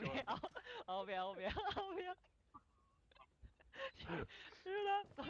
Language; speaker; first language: Japanese; native; Japanese